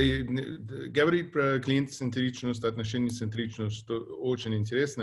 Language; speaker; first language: Russian; non-native, fluent; English